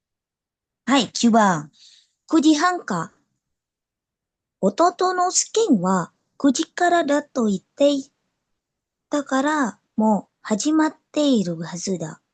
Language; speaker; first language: Japanese; non-native, learner; Indonesian